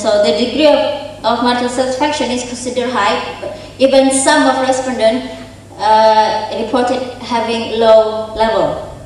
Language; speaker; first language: English; non-native, fluent; Indonesian